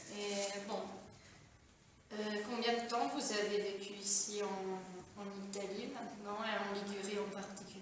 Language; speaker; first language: French; non-native, fluent; Italian